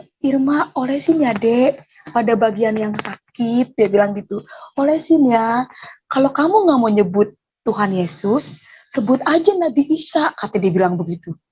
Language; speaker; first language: Indonesian; native; Indonesian